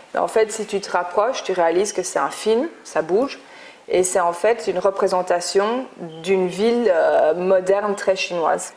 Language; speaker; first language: French; early bilingual, other home language; English